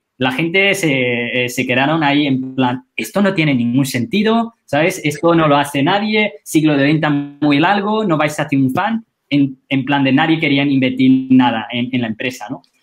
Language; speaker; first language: Spanish; non-native, fluent; Chinese